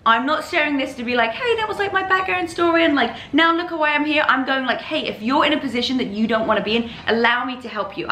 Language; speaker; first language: English; native; English